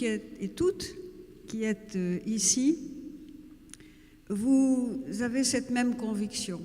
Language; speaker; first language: French; native; French